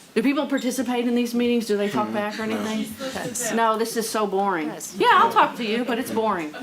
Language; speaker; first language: English; native; English